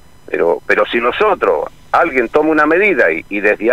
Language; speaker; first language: Spanish; native; Spanish